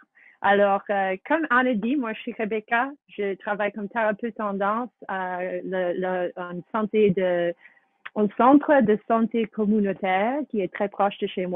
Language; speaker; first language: French; non-native, fluent; English